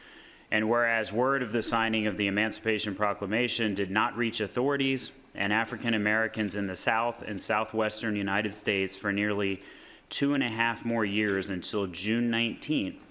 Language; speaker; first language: English; native; English